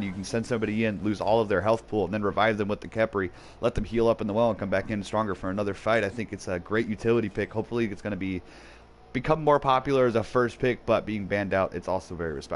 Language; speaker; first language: English; native; English